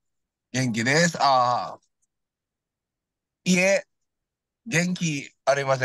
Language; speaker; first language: Japanese; non-native, learner; Filipino